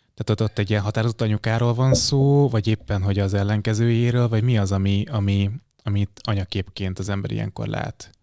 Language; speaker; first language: Hungarian; native; Hungarian